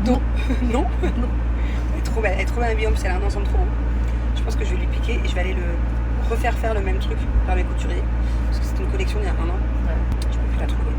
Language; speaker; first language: French; native; French